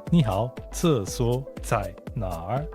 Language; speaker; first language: Chinese; non-native, learner; Slovenian